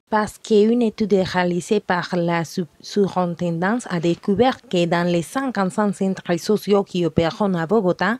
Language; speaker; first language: French; non-native, learner; Spanish